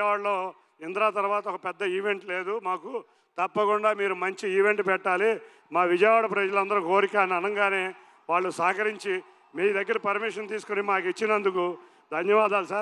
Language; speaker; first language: Telugu; native; Telugu